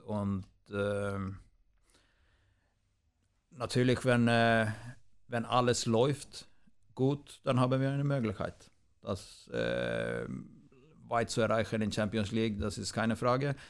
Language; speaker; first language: German; non-native, fluent; Swedish